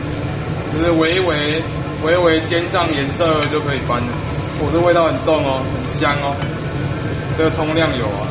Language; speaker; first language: Chinese; native; Chinese